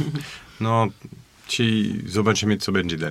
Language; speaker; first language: Polish; non-native, fluent; French